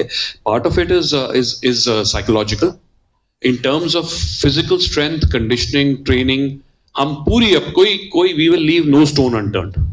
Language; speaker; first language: Hindi; native; Hindi